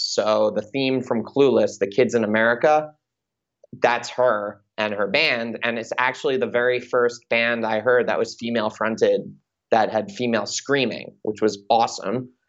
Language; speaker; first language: English; native; English